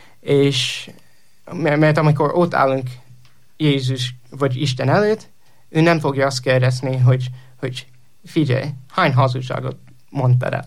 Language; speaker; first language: Hungarian; non-native, learner; English